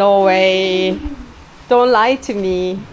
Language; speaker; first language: English; non-native, learner; Korean